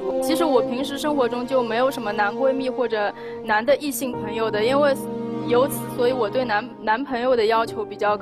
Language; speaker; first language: Chinese; native; Chinese